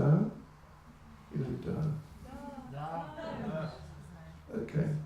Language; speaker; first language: Russian; non-native, learner; English